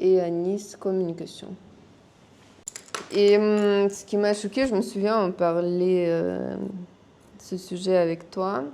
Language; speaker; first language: French; non-native, fluent; Russian